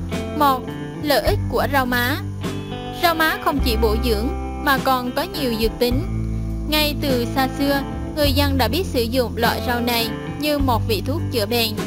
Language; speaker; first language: Vietnamese; native; Vietnamese